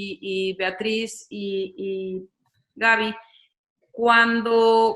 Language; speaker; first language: Spanish; native; Spanish